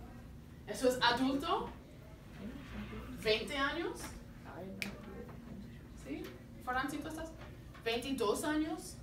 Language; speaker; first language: Spanish; non-native, fluent; English